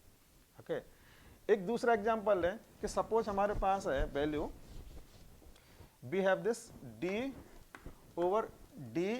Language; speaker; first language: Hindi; native; Hindi